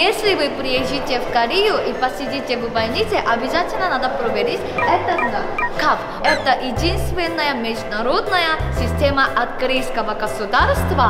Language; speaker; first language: Russian; non-native, fluent; Korean